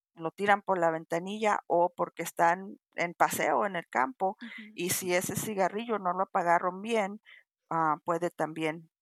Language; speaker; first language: Spanish; early bilingual, heritage; Spanish